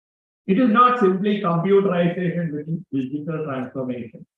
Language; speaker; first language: English; non-native, local second language; Malayalam